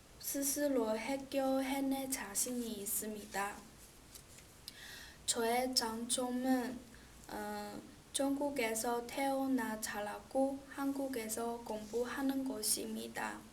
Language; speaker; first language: Korean; non-native, learner; Chinese